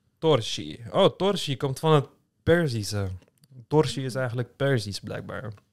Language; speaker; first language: Dutch; early bilingual, other home language; Turkish